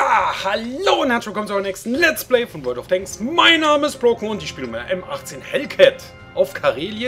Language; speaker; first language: German; native; German